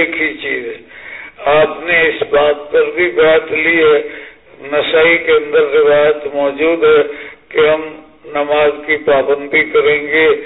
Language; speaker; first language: Urdu; native; Urdu